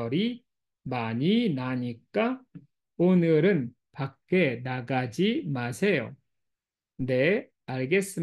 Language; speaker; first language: Korean; non-native, fluent; English